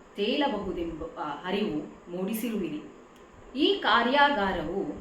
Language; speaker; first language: Kannada; native; Kannada